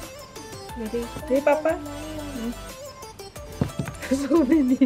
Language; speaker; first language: English; non-native, learner; Filipino